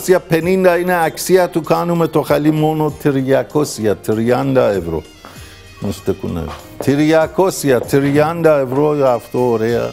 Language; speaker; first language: Greek; non-native, learner; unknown